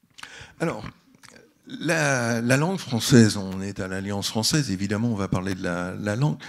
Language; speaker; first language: French; native; French